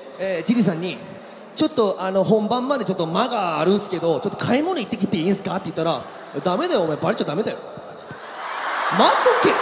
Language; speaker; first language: Japanese; native; Japanese